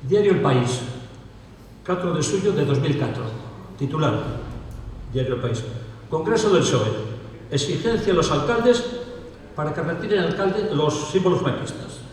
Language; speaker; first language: Spanish; non-native, local second language; Galician